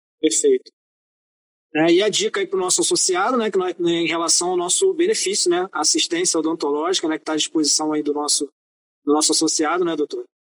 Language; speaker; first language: Portuguese; native; Portuguese